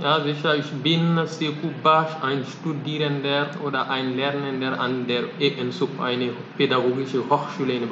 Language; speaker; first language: German; non-native, fluent; Fula